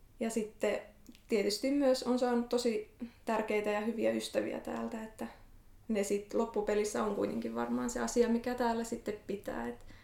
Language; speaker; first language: Finnish; native; Finnish